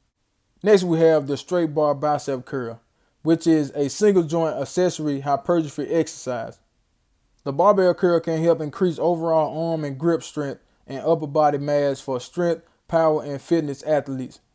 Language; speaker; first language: English; native; English